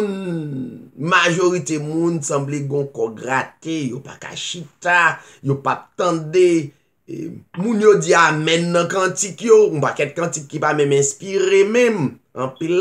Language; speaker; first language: French; non-native, local second language; Haitian Creole